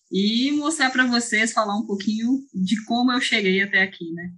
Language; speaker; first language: Portuguese; native; Portuguese